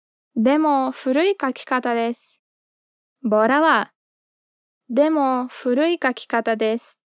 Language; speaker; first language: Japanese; non-native, fluent; Portuguese